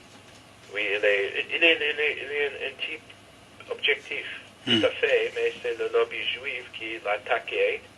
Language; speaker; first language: French; non-native, fluent; English